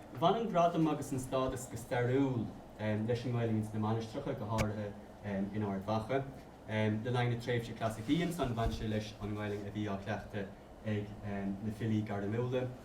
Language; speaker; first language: Irish; native; Irish